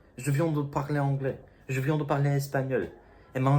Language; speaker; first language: French; non-native, fluent; Romanian